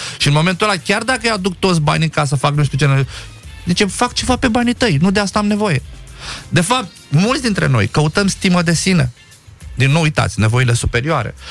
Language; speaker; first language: Romanian; non-native, local second language; Romany